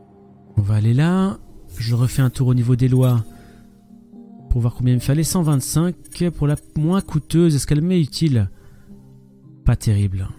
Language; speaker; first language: French; native; French